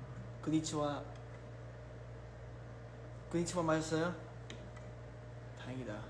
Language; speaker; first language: Korean; early bilingual, heritage; English